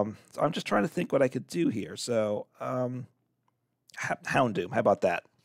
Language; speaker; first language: English; native; English